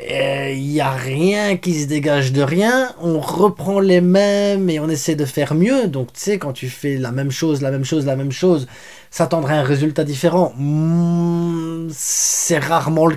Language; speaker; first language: French; native; French